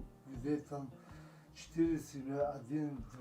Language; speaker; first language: Russian; non-native, local second language; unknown